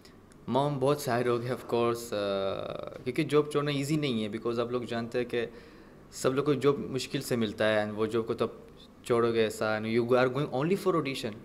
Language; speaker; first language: Hindi; non-native, fluent; Arabic